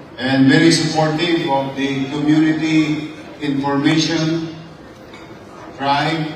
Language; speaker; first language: English; non-native, local second language; Filipino